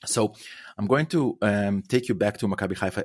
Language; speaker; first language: English; non-native, fluent; Hebrew